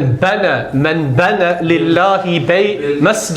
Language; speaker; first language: Arabic; non-native, fluent; English